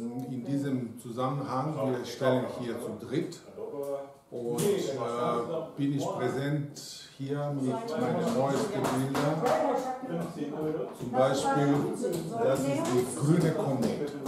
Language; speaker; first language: German; non-native, fluent; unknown